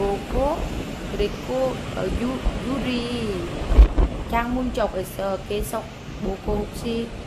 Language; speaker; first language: Korean; non-native, learner; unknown